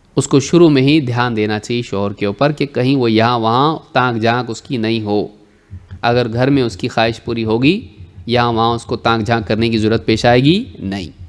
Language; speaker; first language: Urdu; native; Urdu